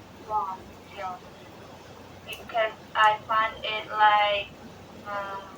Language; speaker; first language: English; non-native, learner; Indonesian